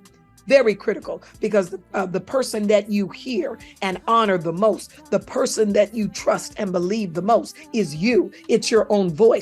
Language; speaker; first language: English; native; English